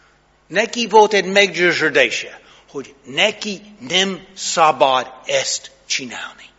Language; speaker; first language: Hungarian; non-native, fluent; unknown